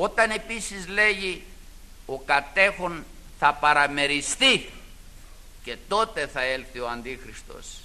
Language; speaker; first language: Greek; native; Greek